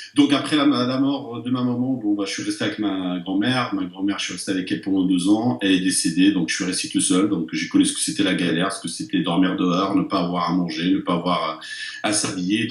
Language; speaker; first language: French; early bilingual, other home language; Arabic